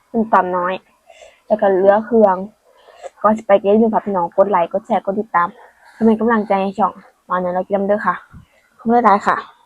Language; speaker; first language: Thai; native; Thai